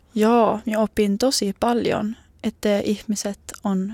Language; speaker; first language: Finnish; non-native, learner; Swedish